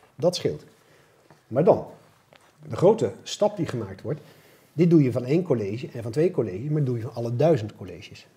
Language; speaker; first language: Dutch; native; Dutch